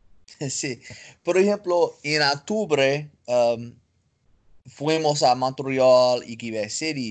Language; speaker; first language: Spanish; non-native, learner; English